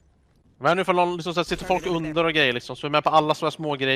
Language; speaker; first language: Swedish; native; Swedish